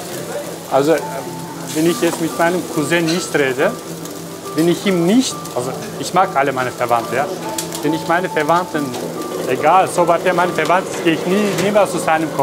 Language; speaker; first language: German; non-native, fluent; Turkish